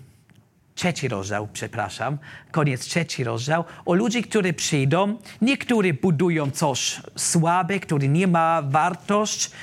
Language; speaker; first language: Polish; non-native, learner; German